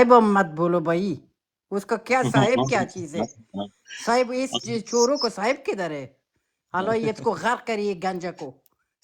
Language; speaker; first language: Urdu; non-native, fluent; Persian